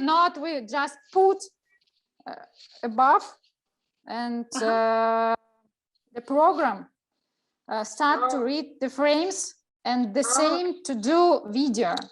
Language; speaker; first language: English; non-native, learner; Russian